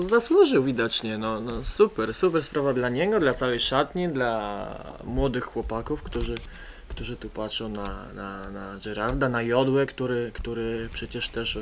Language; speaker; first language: Polish; native; Polish